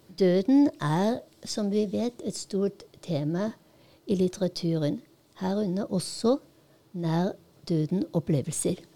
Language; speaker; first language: Norwegian; non-native, fluent; Polish